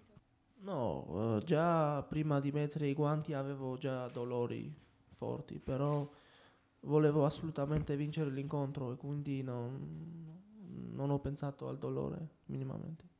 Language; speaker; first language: Italian; non-native, fluent; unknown